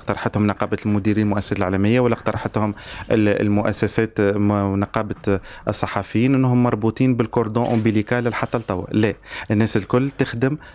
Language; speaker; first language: Arabic; native; Arabic